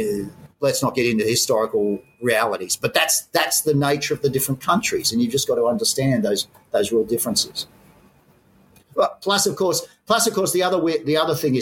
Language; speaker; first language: English; native; English